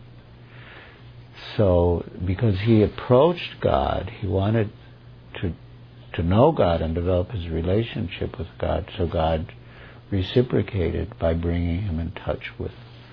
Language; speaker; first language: English; native; English